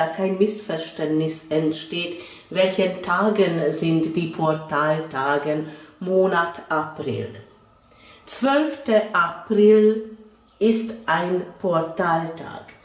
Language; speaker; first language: German; non-native, fluent; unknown